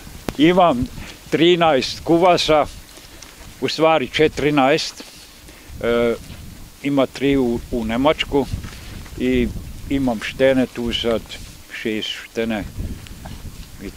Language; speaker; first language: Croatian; non-native, local second language; Hungarian